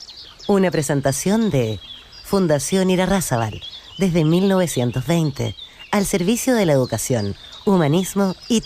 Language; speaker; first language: Spanish; native; Spanish